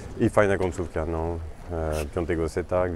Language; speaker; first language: Polish; non-native, fluent; French